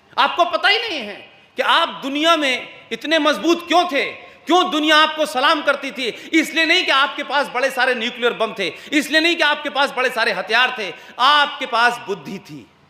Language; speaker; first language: Hindi; native; Hindi